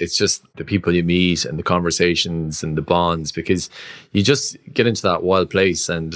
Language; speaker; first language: English; native; English